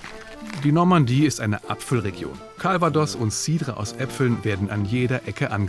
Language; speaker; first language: German; native; German